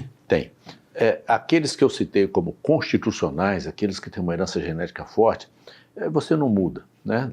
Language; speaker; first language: Portuguese; native; Portuguese